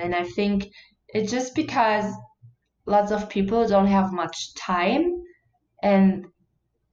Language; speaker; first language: English; non-native, fluent; German